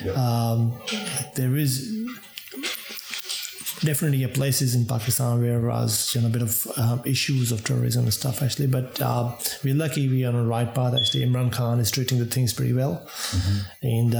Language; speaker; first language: English; non-native, local second language; Urdu